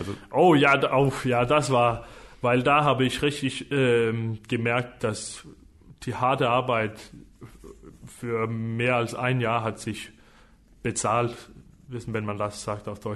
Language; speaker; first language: German; non-native, fluent; Danish